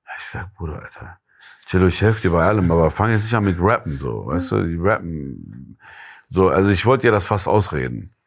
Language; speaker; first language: German; early bilingual, other home language; Persian